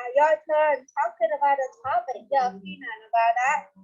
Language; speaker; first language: English; non-native, learner; Vietnamese